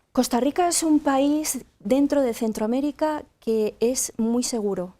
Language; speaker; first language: Spanish; native; Spanish